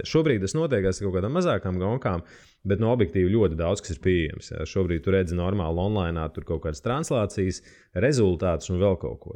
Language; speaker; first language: Latvian; native; Latvian